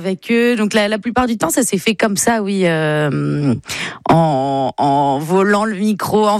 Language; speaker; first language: French; native; French